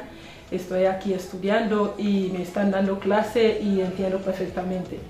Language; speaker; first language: Spanish; non-native, fluent; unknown